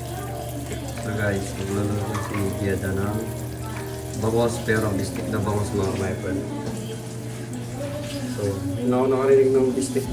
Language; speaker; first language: Filipino; native; Filipino